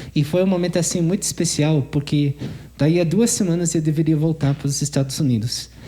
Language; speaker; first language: Portuguese; non-native, fluent; English